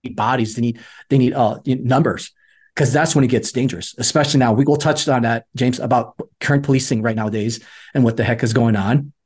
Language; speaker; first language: English; native; English